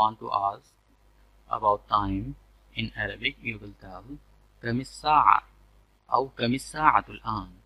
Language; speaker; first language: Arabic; non-native, fluent; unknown